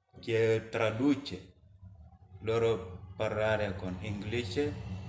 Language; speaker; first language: Italian; non-native, learner; Mandingo